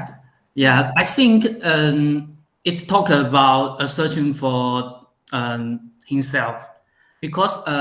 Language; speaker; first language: English; non-native, learner; Chinese